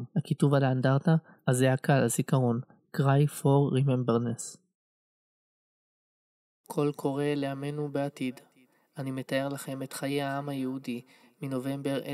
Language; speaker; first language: Hebrew; native; Hebrew